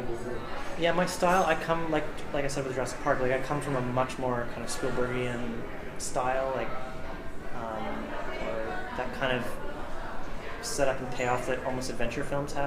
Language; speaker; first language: English; native; English